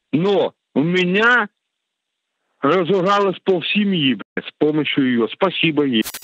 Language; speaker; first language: Russian; native; Russian